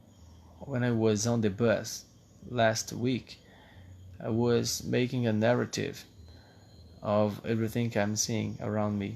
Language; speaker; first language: English; non-native, fluent; Portuguese